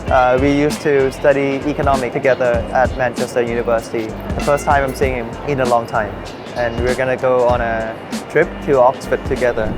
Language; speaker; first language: English; non-native, fluent; Thai